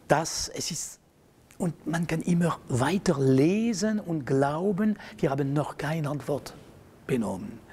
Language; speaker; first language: German; non-native, fluent; French